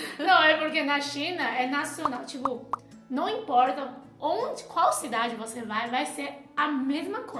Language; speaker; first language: Portuguese; non-native, fluent; Chinese